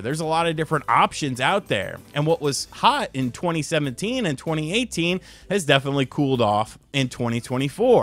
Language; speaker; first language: English; native; English